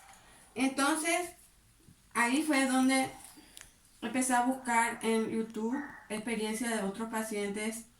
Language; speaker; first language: Spanish; native; Spanish